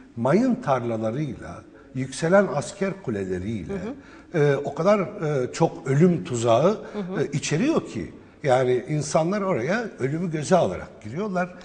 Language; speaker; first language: Turkish; non-native, local second language; Arabic